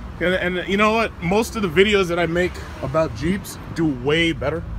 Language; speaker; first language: English; native; English